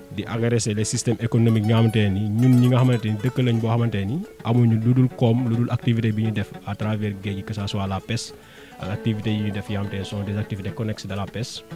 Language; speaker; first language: Wolof; native; Wolof